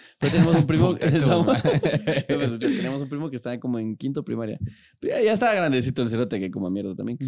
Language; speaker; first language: Spanish; native; Spanish